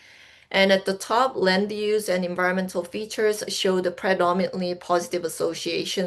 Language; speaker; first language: English; non-native, fluent; Korean